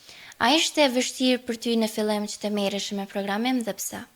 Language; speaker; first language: Albanian; native; Albanian